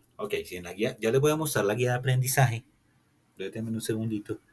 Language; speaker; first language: Spanish; native; Spanish